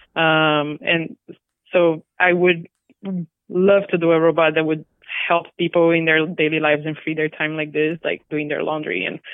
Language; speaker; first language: English; non-native, fluent; Portuguese